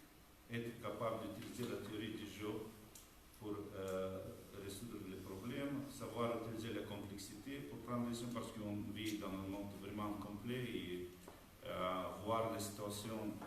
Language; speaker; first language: French; non-native, fluent; Romanian